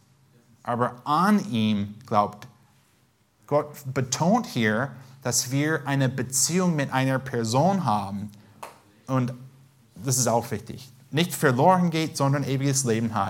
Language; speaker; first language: German; non-native, fluent; English